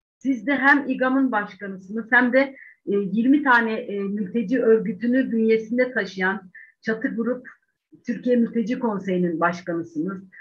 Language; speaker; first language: Turkish; native; Turkish